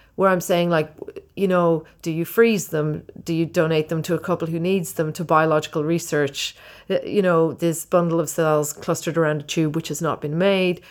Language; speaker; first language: English; native; English